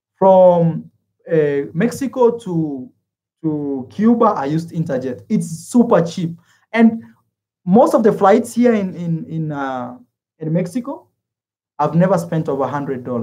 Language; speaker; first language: English; non-native, fluent; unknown